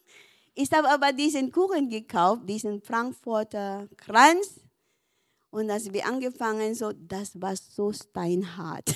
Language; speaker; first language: German; non-native, learner; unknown